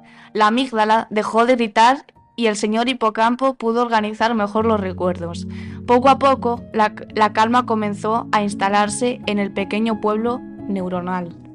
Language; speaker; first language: Spanish; native; Spanish